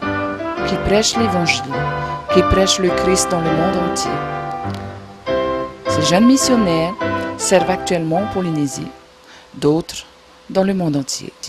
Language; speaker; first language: French; native; French